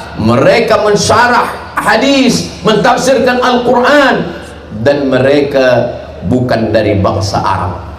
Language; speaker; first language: Malay; native; Malay